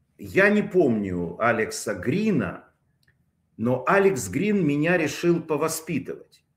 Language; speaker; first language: Russian; native; Russian